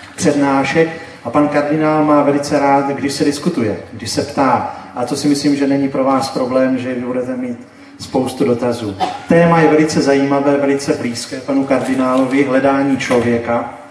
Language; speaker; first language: Czech; native; Czech